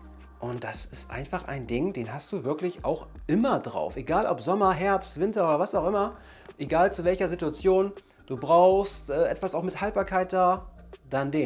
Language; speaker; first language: German; native; German